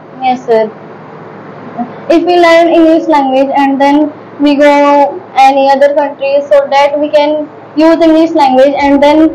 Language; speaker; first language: English; non-native, learner; Hindi